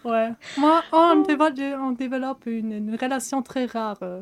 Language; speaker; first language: French; non-native, fluent; German